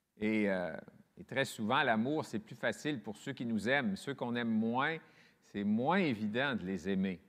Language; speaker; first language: French; native; French